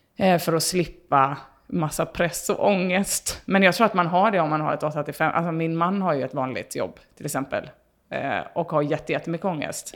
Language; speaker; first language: Swedish; native; Swedish